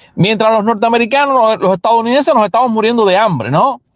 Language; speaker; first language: Spanish; native; Spanish